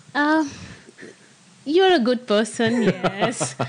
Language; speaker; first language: English; non-native, local second language; Hindi